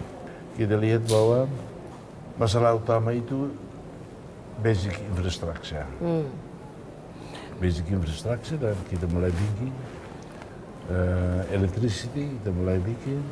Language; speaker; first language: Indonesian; non-native, fluent; Tetum